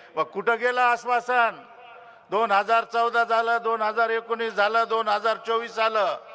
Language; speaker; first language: Marathi; non-native, local second language; Lambadi